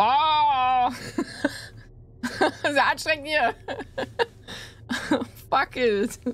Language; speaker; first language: German; native; German